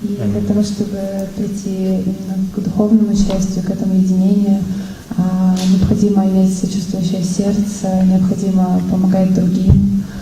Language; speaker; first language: Russian; native; Russian